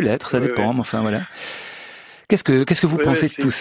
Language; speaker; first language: French; native; French